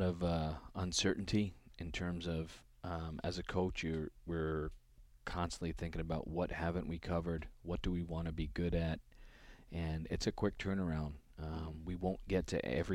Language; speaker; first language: English; native; English